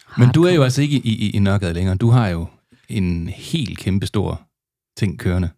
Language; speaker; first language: Danish; native; Danish